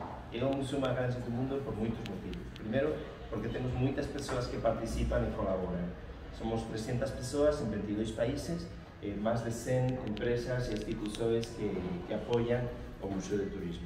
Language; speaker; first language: Portuguese; non-native, fluent; Spanish